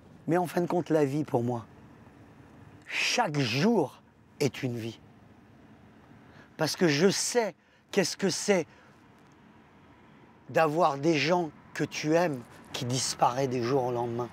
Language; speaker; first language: French; native; French